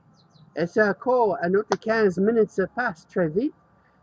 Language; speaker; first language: French; non-native, learner; English